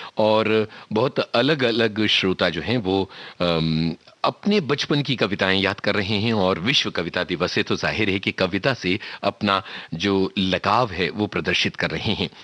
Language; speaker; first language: Hindi; native; Hindi